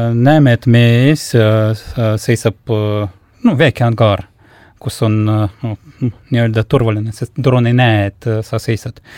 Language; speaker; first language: Estonian; non-native, local second language; Russian